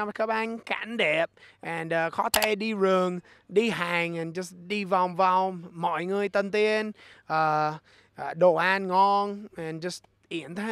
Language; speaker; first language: Vietnamese; non-native, learner; English